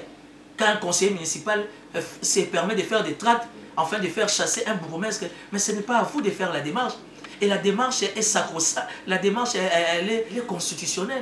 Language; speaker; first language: French; non-native, local second language; Lingala